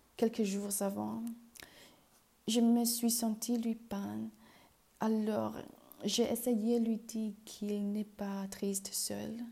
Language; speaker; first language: French; non-native, learner; Chinese